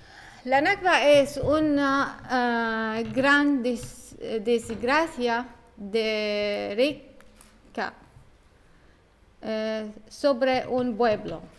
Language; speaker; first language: Spanish; non-native, learner; Arabic